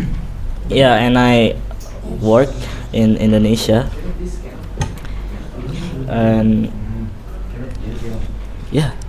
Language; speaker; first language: English; non-native, learner; Indonesian